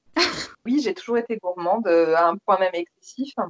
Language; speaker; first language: French; native; French